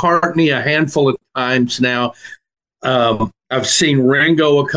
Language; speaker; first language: English; native; English